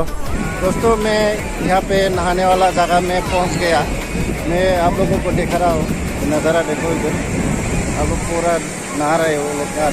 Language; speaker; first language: Hindi; non-native, local second language; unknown